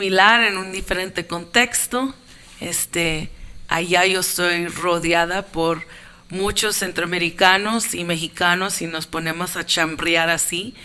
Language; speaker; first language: Spanish; early bilingual, heritage; Spanish